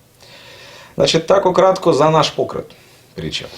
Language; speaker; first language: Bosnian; non-native, learner; Russian